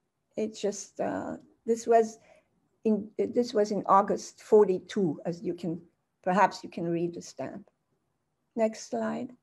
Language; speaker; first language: English; early bilingual, other home language; German